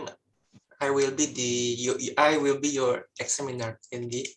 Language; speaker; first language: English; non-native, learner; Indonesian